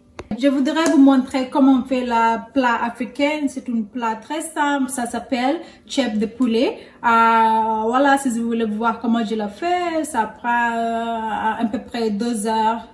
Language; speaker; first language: French; non-native, learner; Soninke